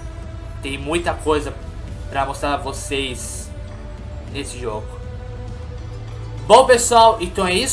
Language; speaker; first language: Portuguese; native; Portuguese